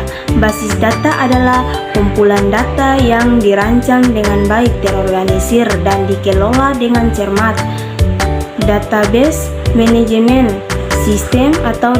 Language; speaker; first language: Indonesian; native; Indonesian